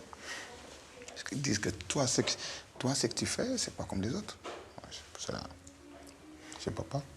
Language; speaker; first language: French; non-native, local second language; Fula